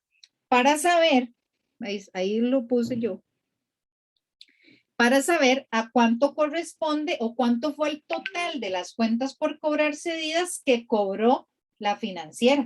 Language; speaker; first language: Spanish; native; Spanish